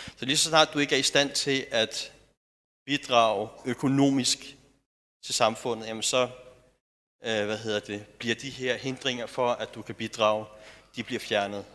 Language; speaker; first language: Danish; early bilingual, other home language; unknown